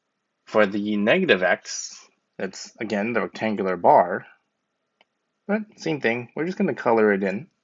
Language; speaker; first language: English; native; English